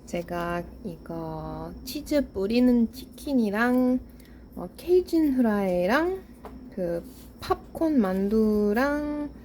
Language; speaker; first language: Korean; non-native, learner; English